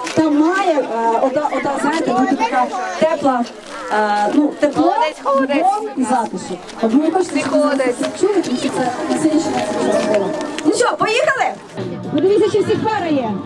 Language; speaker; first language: Ukrainian; native; Ukrainian